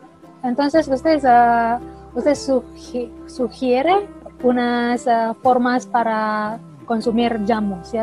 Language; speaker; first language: Spanish; non-native, learner; Indonesian